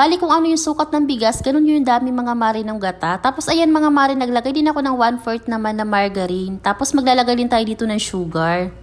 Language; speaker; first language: Filipino; non-native, local second language; Waray